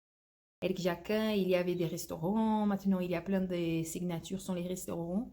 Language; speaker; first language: French; non-native, fluent; Portuguese